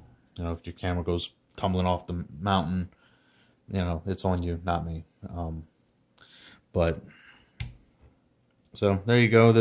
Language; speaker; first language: English; native; English